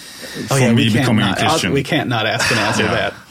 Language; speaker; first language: English; native; English